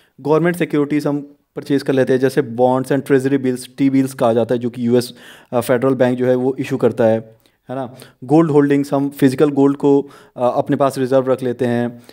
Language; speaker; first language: Hindi; native; Hindi